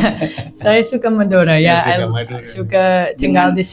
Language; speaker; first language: Indonesian; non-native, learner; English